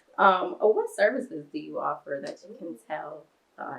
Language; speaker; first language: English; native; English